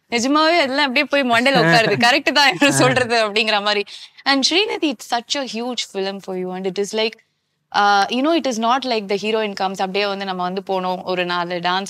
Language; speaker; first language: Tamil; native; Tamil